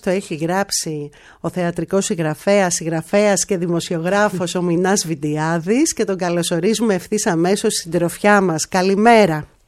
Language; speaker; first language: Greek; native; Greek